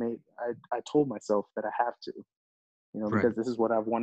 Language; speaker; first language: English; early bilingual, other home language; Hindi